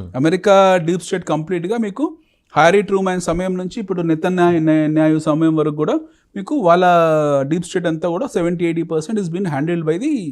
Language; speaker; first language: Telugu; native; Telugu